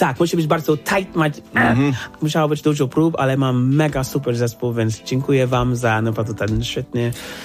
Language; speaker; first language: Polish; non-native, fluent; English